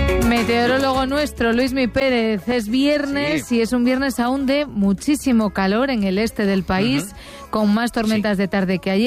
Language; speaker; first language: Spanish; native; Spanish